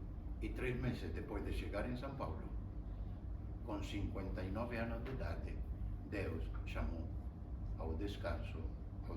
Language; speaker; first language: Portuguese; non-native, fluent; Spanish